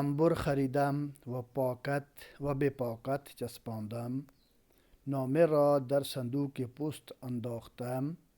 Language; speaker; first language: Persian; non-native, fluent; Urdu